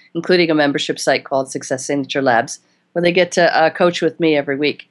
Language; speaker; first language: English; native; English